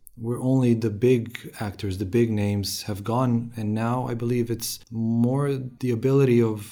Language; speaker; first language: English; non-native, fluent; Romanian